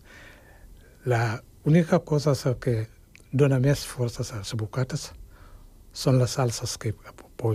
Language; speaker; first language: Catalan; non-native, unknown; Wolof